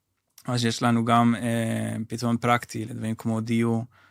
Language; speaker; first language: Hebrew; non-native, fluent; Dutch